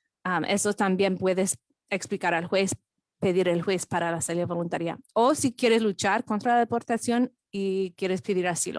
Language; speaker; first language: Spanish; non-native, fluent; English